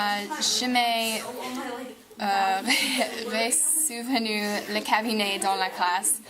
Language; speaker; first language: French; non-native, learner; English